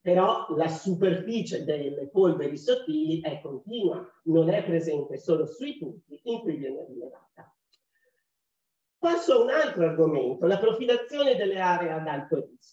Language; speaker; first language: Italian; native; Italian